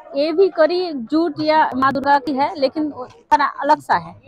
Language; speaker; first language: Hindi; non-native, local second language; Bangla